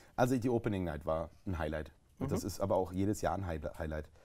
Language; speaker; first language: German; native; German